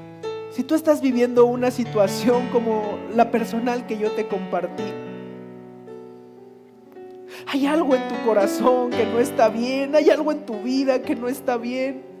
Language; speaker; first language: Spanish; native; Spanish